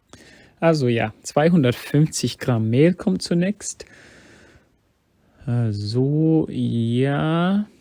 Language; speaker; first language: German; non-native, fluent; English